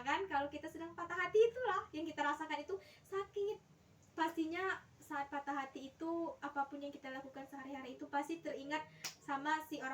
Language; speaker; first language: Indonesian; native; Indonesian